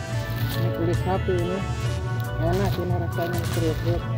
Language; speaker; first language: Indonesian; non-native, local second language; Sundanese